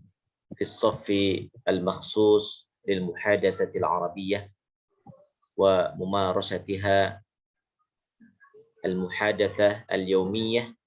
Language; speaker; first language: Arabic; non-native, fluent; Indonesian